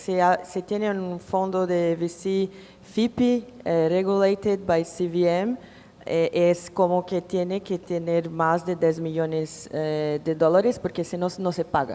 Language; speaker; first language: Spanish; non-native, fluent; Portuguese